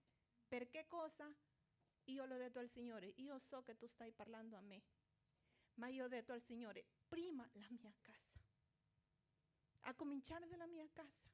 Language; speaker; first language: Italian; non-native, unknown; Portuguese